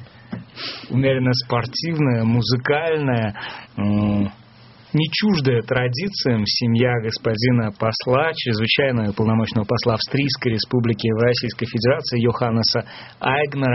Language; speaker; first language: Russian; native; Russian